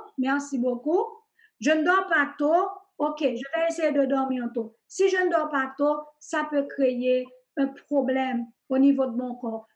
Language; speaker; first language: French; non-native, local second language; Haitian Creole